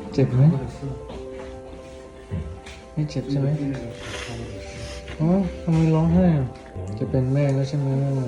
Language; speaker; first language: Thai; native; Thai